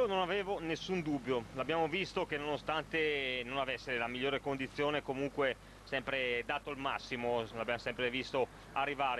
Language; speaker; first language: Italian; native; Italian